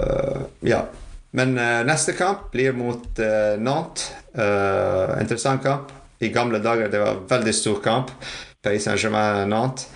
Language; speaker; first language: Norwegian; non-native, fluent; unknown